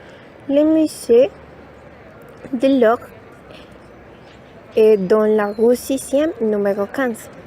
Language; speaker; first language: French; non-native, learner; Spanish